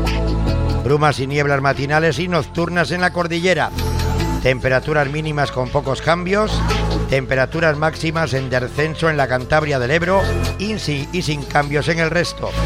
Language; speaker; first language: Spanish; native; Spanish